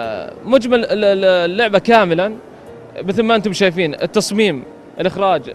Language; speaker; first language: Arabic; native; Arabic